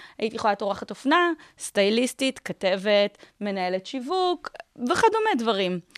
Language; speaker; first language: Hebrew; native; Hebrew